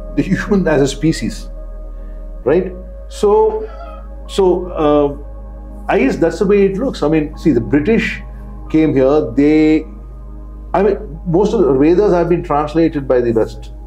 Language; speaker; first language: English; non-native, local second language; Telugu